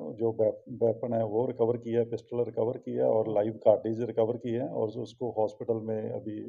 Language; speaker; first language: Hindi; non-native, local second language; Punjabi